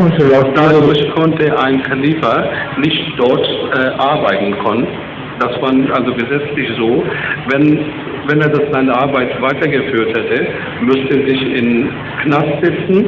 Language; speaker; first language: German; non-native, learner; Urdu